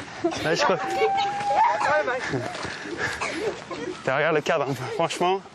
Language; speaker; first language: French; native; French